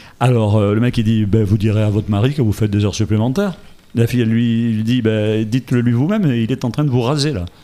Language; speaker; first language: French; native; French